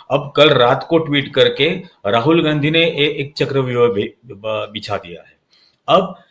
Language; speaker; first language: Hindi; non-native, local second language; Marathi